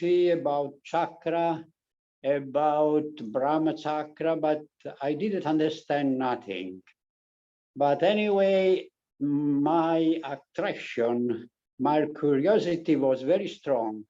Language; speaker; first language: English; non-native, learner; Italian